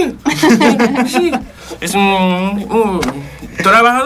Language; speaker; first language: Spanish; non-native, fluent; Japanese